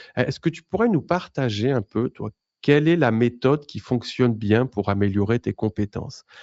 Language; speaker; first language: French; native; French